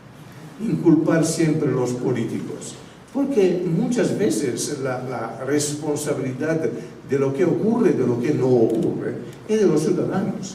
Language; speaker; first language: Spanish; non-native, fluent; Italian